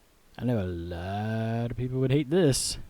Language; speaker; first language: English; native; English